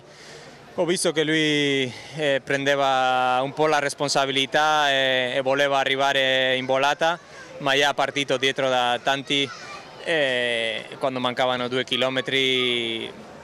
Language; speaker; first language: Italian; non-native, fluent; Spanish